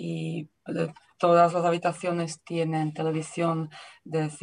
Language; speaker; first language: Spanish; non-native, fluent; Czech